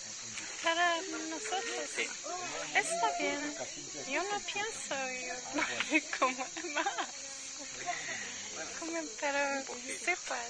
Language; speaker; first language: Spanish; non-native, learner; English